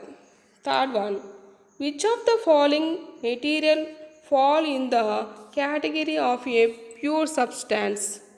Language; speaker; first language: English; non-native, local second language; Telugu